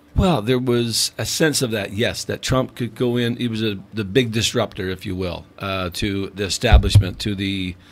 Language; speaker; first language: English; native; English